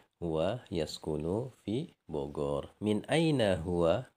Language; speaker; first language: Arabic; non-native, fluent; Indonesian